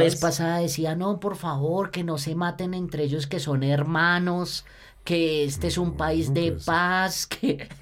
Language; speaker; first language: Spanish; native; Spanish